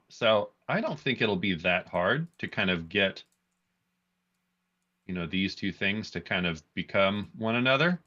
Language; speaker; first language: English; native; English